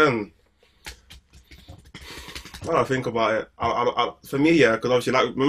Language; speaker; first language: English; native; English